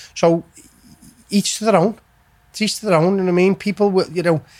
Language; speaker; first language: English; native; English